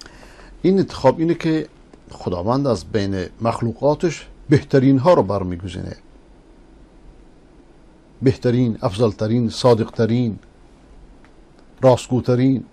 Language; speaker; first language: Persian; native; Persian